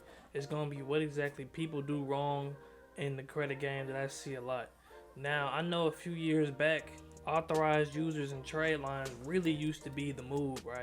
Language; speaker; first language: English; native; English